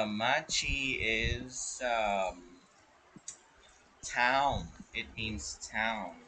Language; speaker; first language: English; non-native, local second language; Filipino